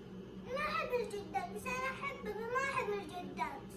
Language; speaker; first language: Arabic; early bilingual, other home language; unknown